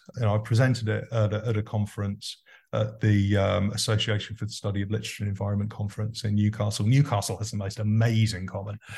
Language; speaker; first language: English; native; English